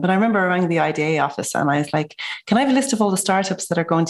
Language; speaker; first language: English; native; English